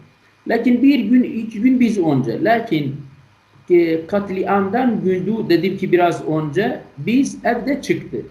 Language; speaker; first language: Turkish; non-native, learner; Kurdish